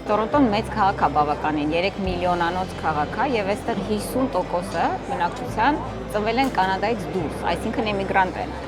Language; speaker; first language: Armenian; native; Armenian